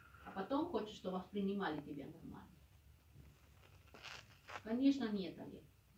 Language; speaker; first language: Russian; non-native, fluent; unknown